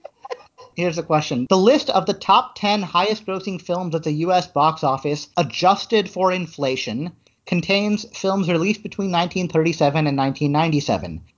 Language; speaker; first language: English; native; English